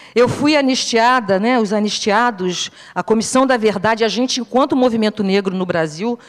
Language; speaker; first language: Portuguese; native; Portuguese